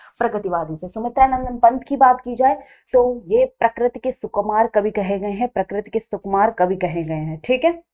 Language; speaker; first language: Hindi; native; Hindi